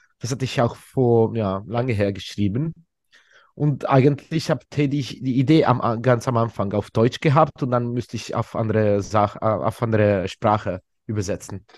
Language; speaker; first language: German; non-native, fluent; Italian